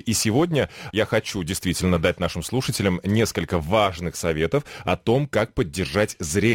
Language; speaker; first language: Russian; native; Russian